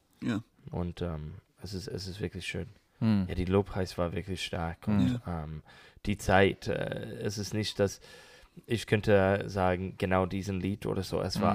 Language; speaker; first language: German; non-native, learner; English